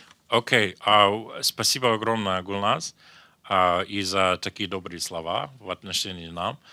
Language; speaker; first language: Russian; non-native, fluent; English